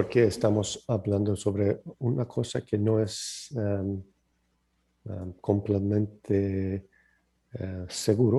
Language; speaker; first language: Spanish; non-native, learner; English